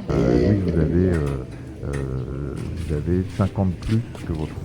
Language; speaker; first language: French; native; French